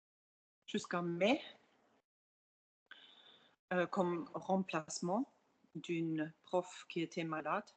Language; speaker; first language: French; non-native, fluent; German